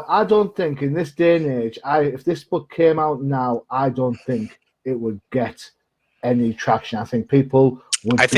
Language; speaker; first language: English; native; English